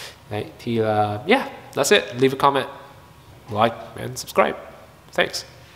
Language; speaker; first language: English; non-native, fluent; Vietnamese